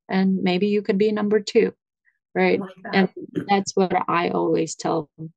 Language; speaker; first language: English; early bilingual, other home language; Russian